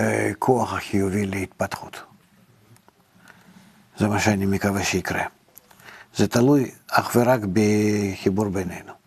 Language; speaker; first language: Hebrew; non-native, fluent; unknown